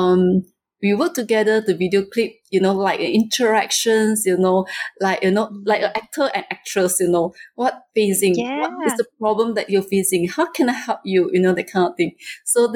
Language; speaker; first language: English; non-native, local second language; Chinese